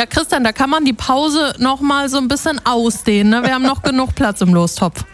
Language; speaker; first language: German; native; German